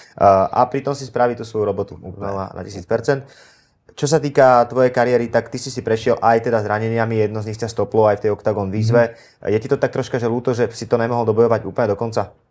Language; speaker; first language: Slovak; native; Slovak